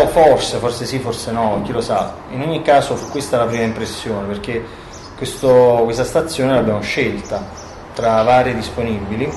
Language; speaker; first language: Italian; native; Italian